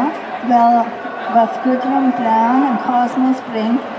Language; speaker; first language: German; non-native, fluent; English